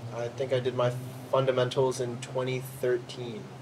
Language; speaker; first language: English; native; English